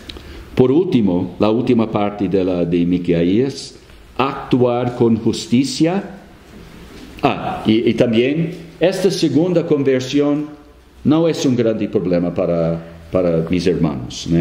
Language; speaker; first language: Spanish; non-native, fluent; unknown